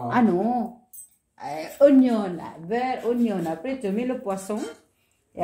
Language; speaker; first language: French; non-native, learner; Filipino